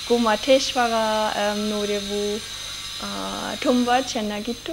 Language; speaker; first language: Kannada; non-native, learner; German